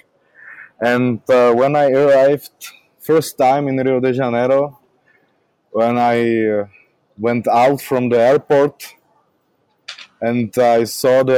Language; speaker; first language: English; non-native, learner; Czech